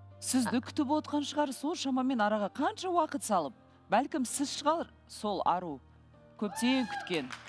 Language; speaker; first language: Kazakh; native; Kazakh